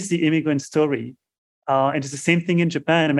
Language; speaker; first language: English; non-native, fluent; French